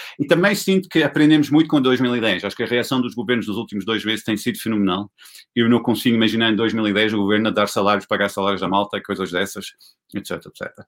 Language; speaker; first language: Portuguese; non-native, fluent; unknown